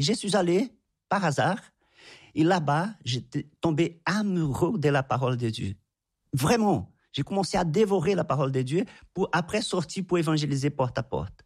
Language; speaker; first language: French; non-native, fluent; Portuguese